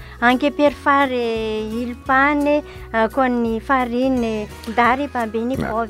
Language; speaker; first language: Italian; non-native, learner; Malagasy